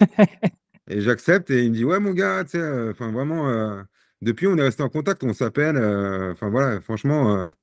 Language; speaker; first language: French; native; French